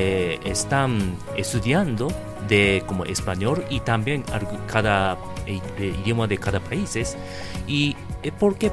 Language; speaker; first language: Spanish; non-native, learner; Japanese